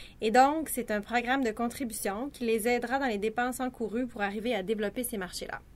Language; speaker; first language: French; native; French